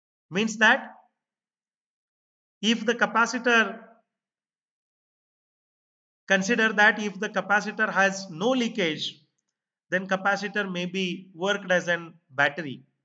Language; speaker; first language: English; non-native, local second language; Marathi